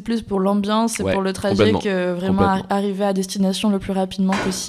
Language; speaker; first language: French; native; French